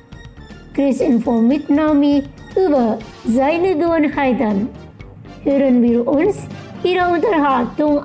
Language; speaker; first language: German; non-native, fluent; Indonesian